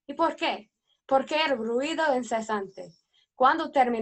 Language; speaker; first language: Spanish; non-native, learner; English